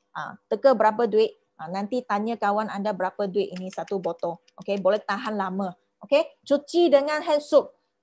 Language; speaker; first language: Malay; non-native, local second language; Chinese